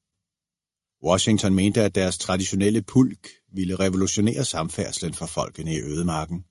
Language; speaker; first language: Danish; native; Danish